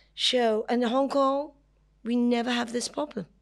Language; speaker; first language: English; non-native, local second language; Cantonese